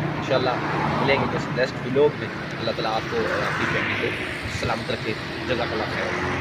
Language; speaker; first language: Urdu; non-native, local second language; Sindhi